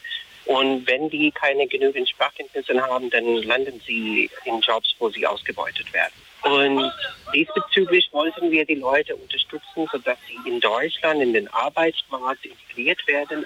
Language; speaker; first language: German; non-native, fluent; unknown